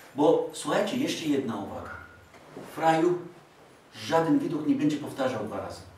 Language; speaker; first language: Polish; non-native, fluent; Arabic